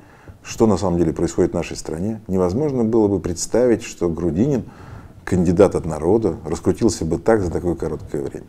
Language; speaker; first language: Russian; native; Russian